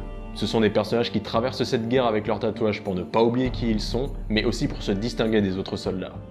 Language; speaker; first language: French; native; French